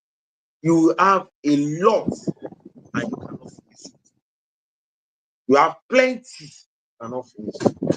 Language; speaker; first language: English; non-native, local second language; Yoruba